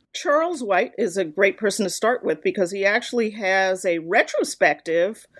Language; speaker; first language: English; native; English